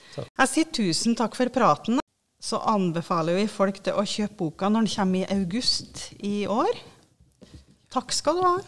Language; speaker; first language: Norwegian; native; Norwegian